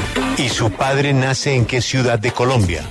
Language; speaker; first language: Spanish; native; Spanish